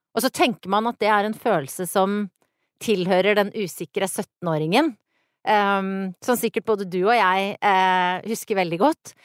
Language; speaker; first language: Norwegian; native; Norwegian